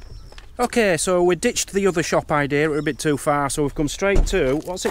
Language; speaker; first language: English; native; English